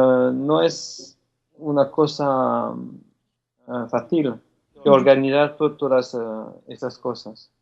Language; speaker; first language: Spanish; non-native, fluent; French